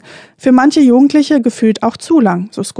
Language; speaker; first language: German; native; German